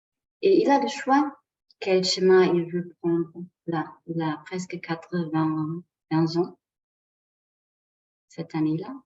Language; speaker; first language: French; non-native, fluent; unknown